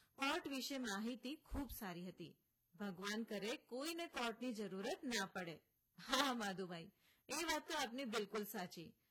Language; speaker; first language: Gujarati; native; Gujarati